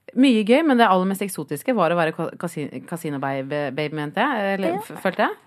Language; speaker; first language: Norwegian; native; Norwegian